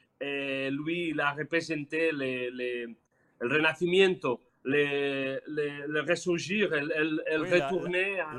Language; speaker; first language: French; non-native, learner; Spanish